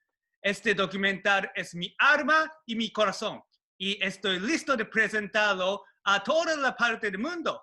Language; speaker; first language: Spanish; non-native, learner; Japanese